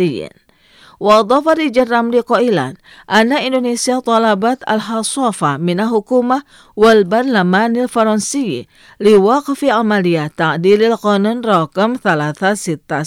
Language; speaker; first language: Arabic; non-native, fluent; Indonesian